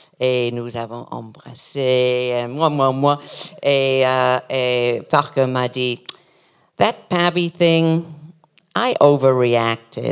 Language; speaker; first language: French; non-native, learner; English